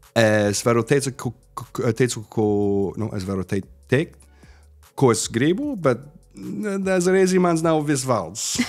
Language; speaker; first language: Latvian; non-native, learner; English